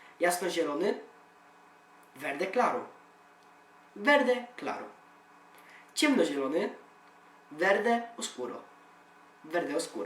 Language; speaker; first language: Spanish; non-native, learner; Polish